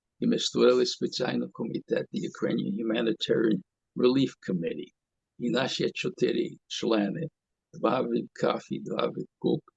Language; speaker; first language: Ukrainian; early bilingual, heritage; Ukrainian